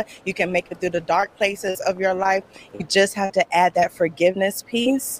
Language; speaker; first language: English; native; English